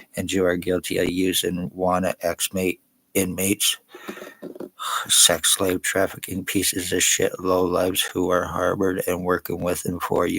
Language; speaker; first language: English; native; English